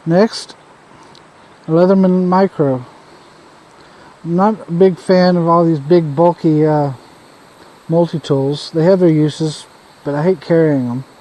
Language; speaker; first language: English; native; English